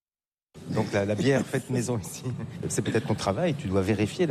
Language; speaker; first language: French; native; French